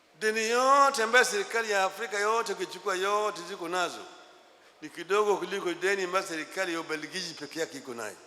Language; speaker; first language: Swahili; non-native, local second language; Luo (Kenya and Tanzania)